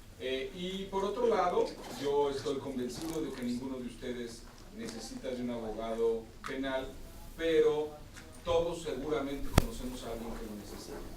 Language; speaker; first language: Spanish; native; Spanish